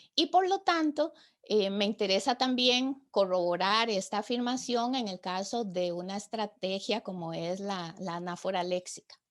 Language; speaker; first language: Spanish; native; Spanish